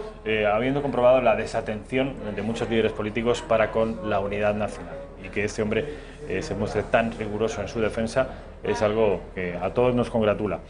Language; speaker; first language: Spanish; native; Spanish